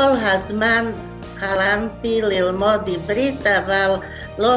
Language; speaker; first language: Hebrew; non-native, learner; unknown